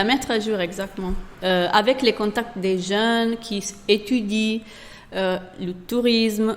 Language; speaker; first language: French; non-native, fluent; Italian